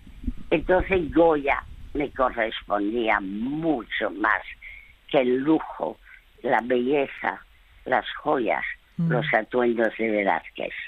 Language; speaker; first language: Spanish; early bilingual, other home language; French